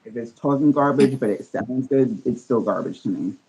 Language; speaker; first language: English; native; English